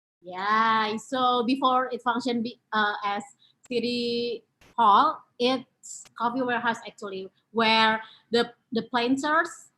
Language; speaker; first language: English; non-native, fluent; Indonesian